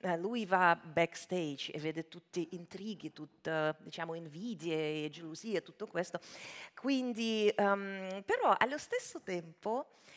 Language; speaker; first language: Italian; non-native, fluent; Russian